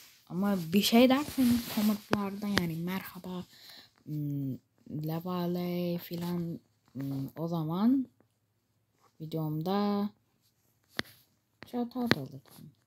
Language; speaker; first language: Turkish; early bilingual, heritage; Turkish